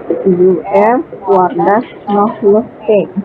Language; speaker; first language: German; non-native, learner; Indonesian